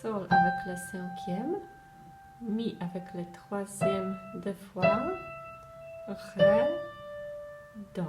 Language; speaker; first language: French; non-native, fluent; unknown